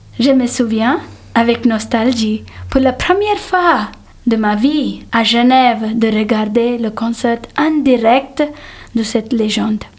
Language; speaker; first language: French; non-native, fluent; Telugu